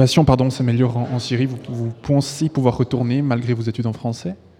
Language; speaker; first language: French; native; French